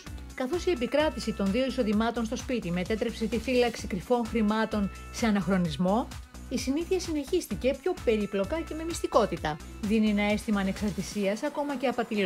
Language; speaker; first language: Greek; native; Greek